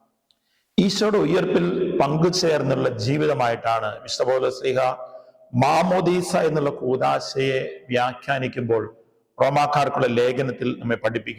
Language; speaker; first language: Malayalam; native; Malayalam